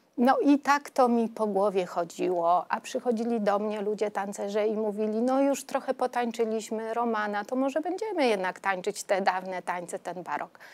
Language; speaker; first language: Polish; native; Polish